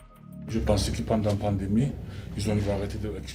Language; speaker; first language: French; non-native, learner; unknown